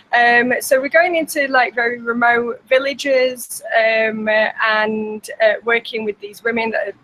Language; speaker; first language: English; native; English